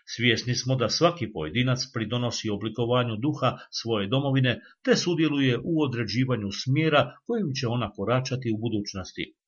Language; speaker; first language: Croatian; native; Croatian